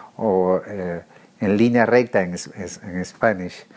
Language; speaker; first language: English; non-native, learner; Spanish